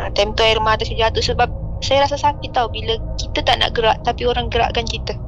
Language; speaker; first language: Malay; native; Malay